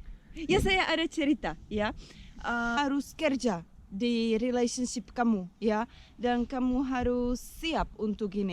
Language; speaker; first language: Indonesian; non-native, learner; Czech